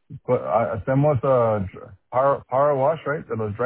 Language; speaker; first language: Spanish; non-native, local second language; English